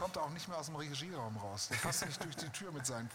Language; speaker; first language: German; native; German